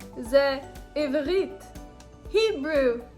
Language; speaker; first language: Hebrew; non-native, learner; English